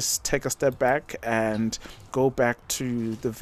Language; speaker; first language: English; non-native, local second language; Zulu